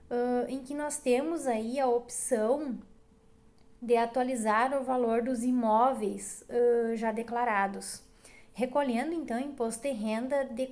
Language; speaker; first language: Portuguese; native; Portuguese